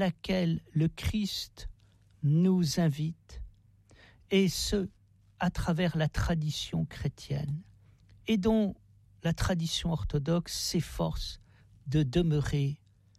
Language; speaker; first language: French; native; French